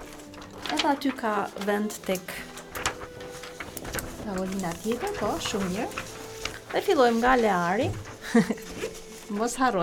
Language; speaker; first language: Albanian; native; Albanian